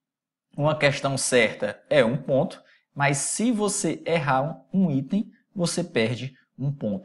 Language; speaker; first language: Portuguese; native; Portuguese